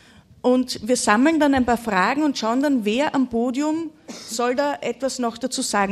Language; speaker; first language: German; native; German